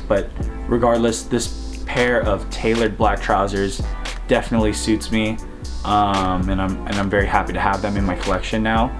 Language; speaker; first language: English; native; English